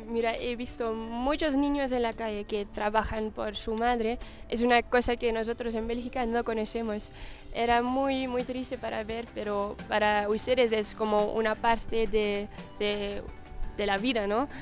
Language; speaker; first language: Spanish; non-native, learner; Dutch